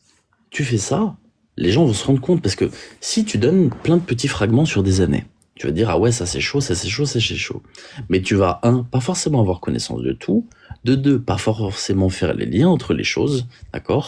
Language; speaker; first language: French; native; French